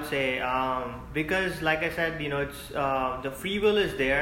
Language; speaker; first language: English; non-native, local second language; Hindi